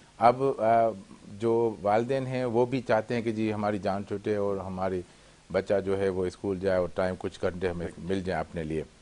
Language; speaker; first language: Urdu; native; Urdu